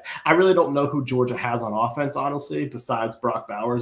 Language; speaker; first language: English; native; English